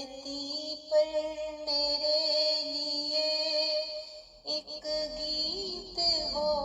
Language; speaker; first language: Urdu; native; Urdu